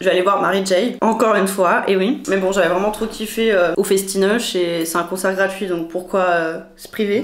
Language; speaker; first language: French; native; French